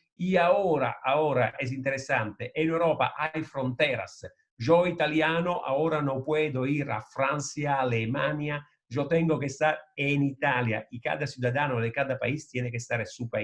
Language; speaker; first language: Spanish; non-native, fluent; Italian